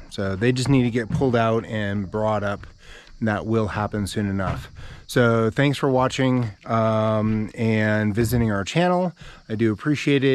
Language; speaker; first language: English; native; English